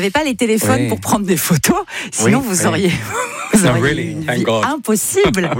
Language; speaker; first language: French; native; French